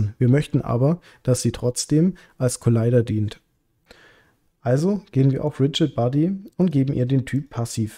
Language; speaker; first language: German; native; German